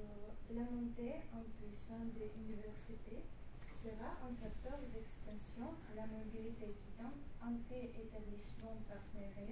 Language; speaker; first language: French; non-native, learner; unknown